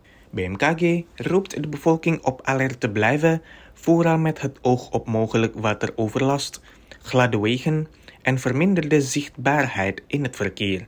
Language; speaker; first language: Dutch; non-native, fluent; Indonesian